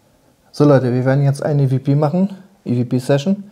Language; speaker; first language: German; native; German